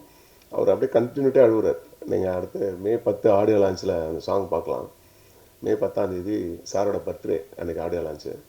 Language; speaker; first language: Tamil; native; Tamil